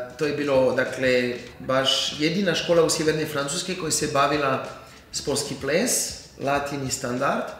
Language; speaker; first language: Croatian; non-native, fluent; French